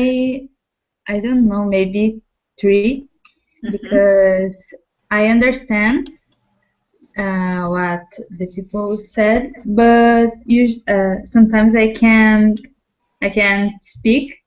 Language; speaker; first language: English; non-native, learner; Portuguese